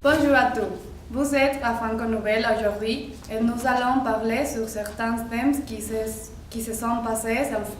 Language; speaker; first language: French; non-native, learner; Spanish